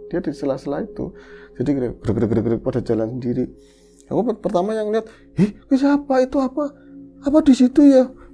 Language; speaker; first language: Indonesian; non-native, local second language; Javanese